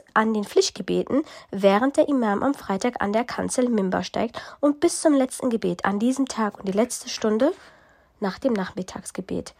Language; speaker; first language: German; early bilingual, other home language; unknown